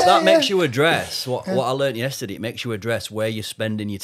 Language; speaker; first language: English; native; English